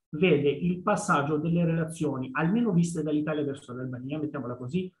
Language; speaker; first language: Italian; non-native, fluent; Albanian